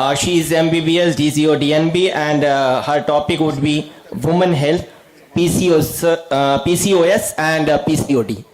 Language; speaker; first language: English; non-native, local second language; Hindi